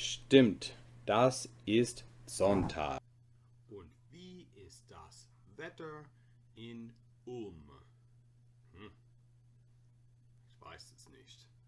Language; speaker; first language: German; non-native, fluent; English